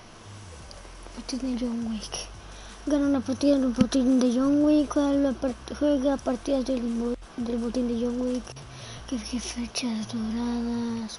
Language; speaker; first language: Spanish; native; Spanish